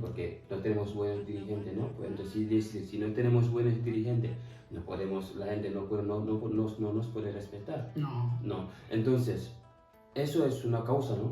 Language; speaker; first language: Spanish; non-native, fluent; Fula